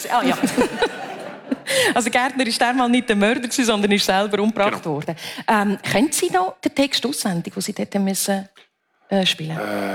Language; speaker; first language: German; native; German